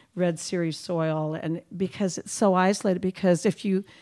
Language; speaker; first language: English; native; English